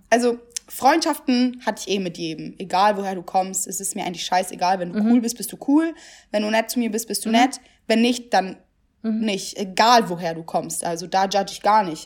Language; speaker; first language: German; early bilingual, other home language; Italian